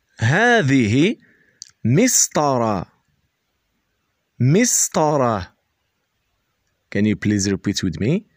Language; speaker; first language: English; non-native, learner; Arabic